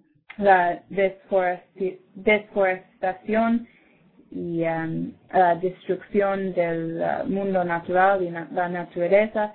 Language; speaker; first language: Spanish; non-native, learner; English